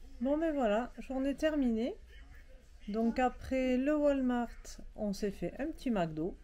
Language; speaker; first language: French; native; French